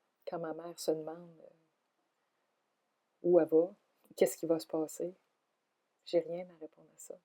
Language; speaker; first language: French; native; French